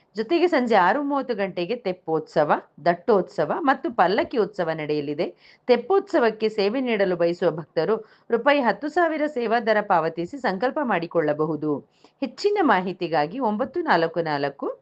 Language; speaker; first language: Kannada; non-native, local second language; Kodava